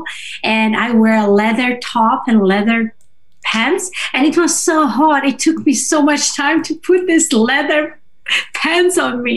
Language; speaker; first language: English; non-native, fluent; Russian